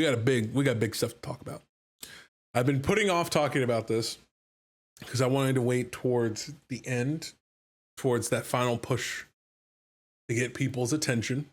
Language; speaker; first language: English; native; English